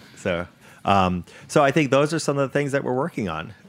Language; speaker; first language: English; native; English